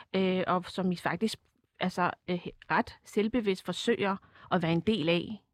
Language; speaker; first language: Danish; early bilingual, other home language; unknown